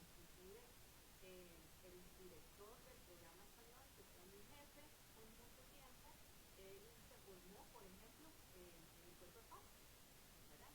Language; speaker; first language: Spanish; native; Spanish